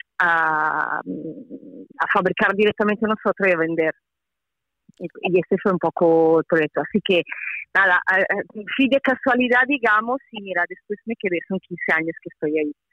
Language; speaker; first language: Spanish; non-native, fluent; Italian